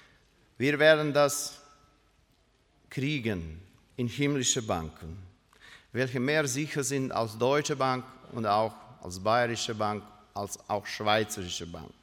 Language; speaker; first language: German; non-native, learner; Croatian